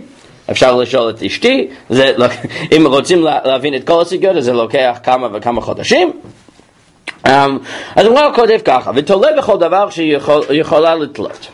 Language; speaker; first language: Hebrew; non-native, fluent; English